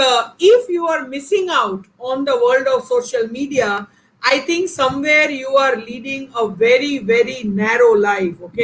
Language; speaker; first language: English; non-native, local second language; Gujarati